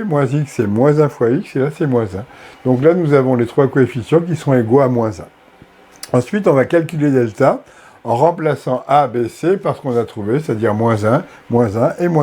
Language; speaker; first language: French; native; French